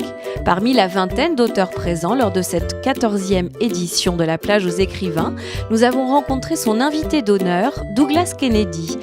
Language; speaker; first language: French; native; French